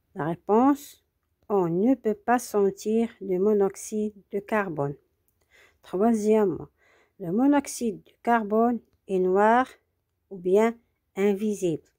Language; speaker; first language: French; non-native, local second language; Arabic